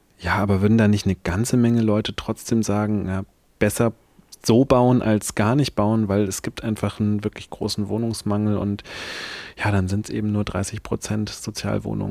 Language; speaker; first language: German; native; German